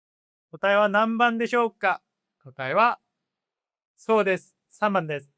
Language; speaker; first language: Japanese; non-native, fluent; Korean